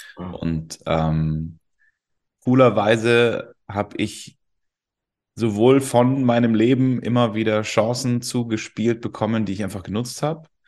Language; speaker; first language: German; native; German